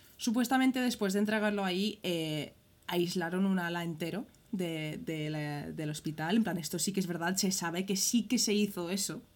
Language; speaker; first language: Spanish; early bilingual, other home language; English